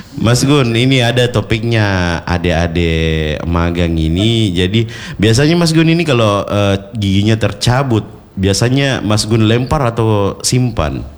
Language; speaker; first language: Indonesian; native; Indonesian